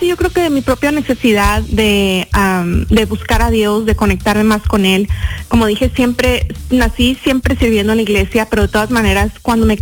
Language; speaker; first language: Spanish; early bilingual, heritage; Spanish